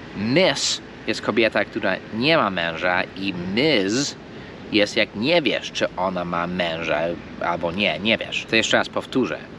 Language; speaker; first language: Polish; non-native, fluent; English